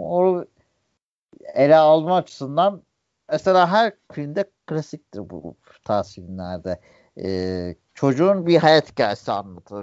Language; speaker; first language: Turkish; native; Turkish